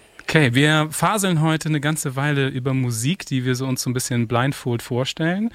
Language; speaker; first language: German; native; German